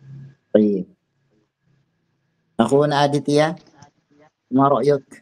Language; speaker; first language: Arabic; non-native, fluent; Indonesian